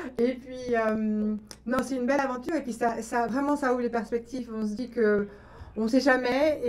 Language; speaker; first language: French; native; French